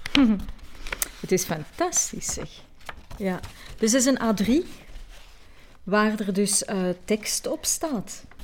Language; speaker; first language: Dutch; native; Dutch